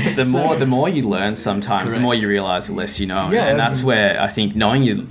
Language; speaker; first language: English; native; English